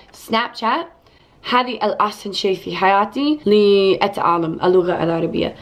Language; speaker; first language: Arabic; non-native, learner; English